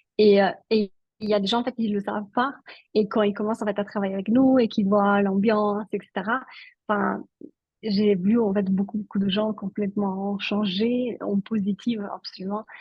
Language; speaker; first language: French; non-native, local second language; Italian